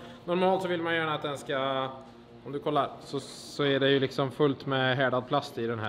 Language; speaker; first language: Swedish; native; Swedish